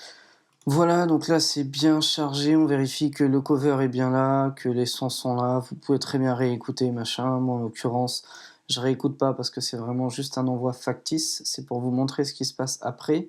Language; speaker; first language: French; native; French